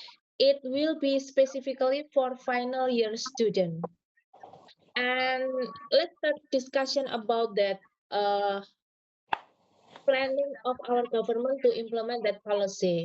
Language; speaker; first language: English; non-native, learner; Indonesian